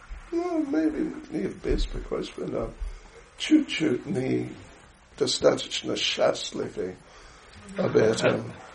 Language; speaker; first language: Russian; non-native, learner; English